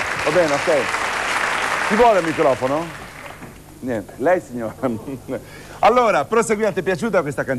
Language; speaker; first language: Italian; native; Italian